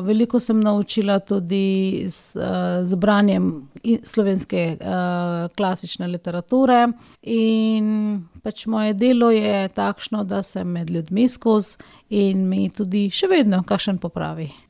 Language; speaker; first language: Slovenian; non-native, fluent; Hindi